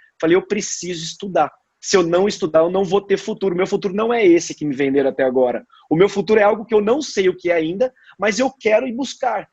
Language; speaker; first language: Portuguese; native; Portuguese